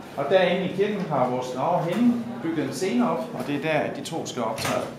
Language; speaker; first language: Danish; native; Danish